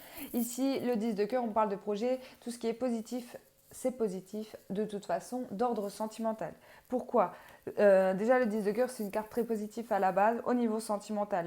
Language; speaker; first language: French; native; French